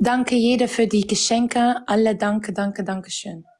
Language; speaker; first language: German; non-native, fluent; Arabic